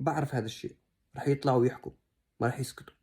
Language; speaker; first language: Arabic; native; Arabic